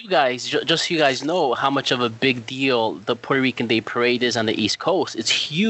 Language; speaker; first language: English; native; English